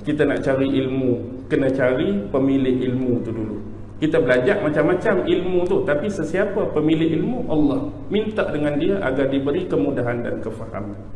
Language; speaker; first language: Malay; native; Malay